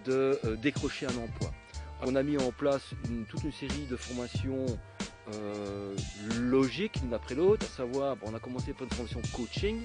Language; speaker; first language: French; native; French